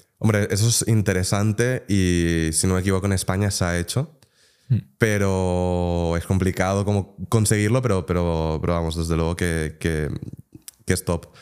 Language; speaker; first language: Spanish; native; Spanish